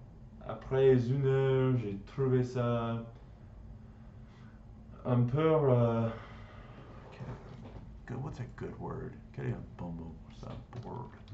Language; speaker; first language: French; non-native, learner; English